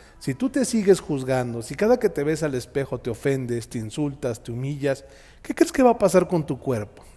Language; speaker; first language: Spanish; native; Spanish